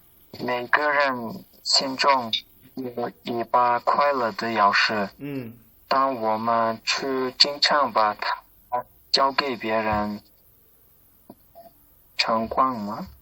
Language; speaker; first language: Chinese; non-native, learner; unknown